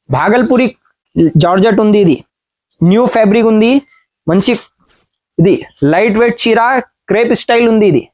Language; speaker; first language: Telugu; non-native, learner; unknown